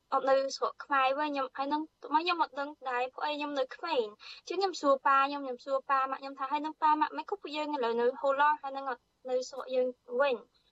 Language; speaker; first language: Khmer; early bilingual, heritage; Khmer